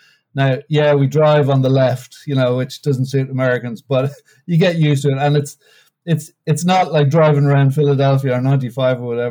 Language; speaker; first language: English; native; English